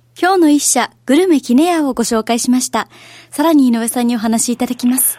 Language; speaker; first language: Japanese; native; Japanese